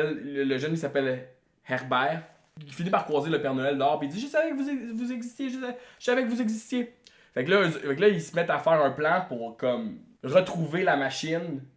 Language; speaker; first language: French; native; French